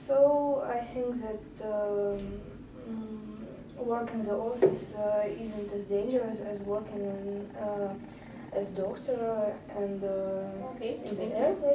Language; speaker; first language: English; non-native, learner; Russian